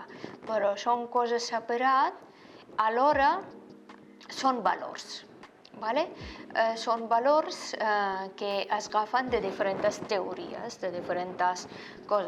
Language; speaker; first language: Catalan; non-native, fluent; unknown